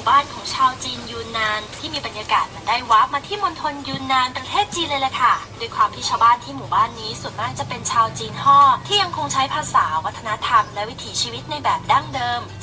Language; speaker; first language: Thai; native; Thai